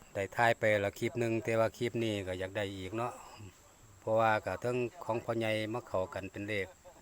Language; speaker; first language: Thai; native; Thai